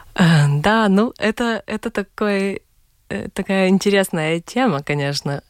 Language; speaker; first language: Russian; non-native, local second language; Latvian